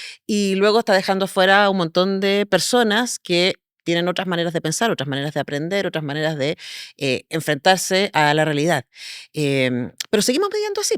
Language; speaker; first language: Spanish; native; Spanish